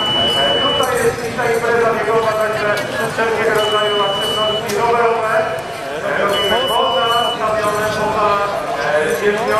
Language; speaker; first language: Polish; native; Polish